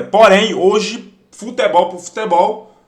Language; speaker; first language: Portuguese; native; Portuguese